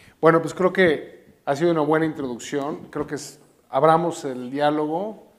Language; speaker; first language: Spanish; native; Spanish